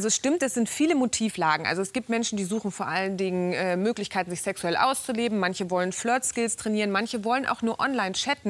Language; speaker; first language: German; native; German